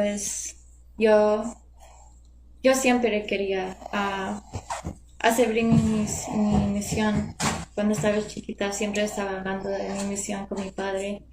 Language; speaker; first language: Spanish; non-native, learner; English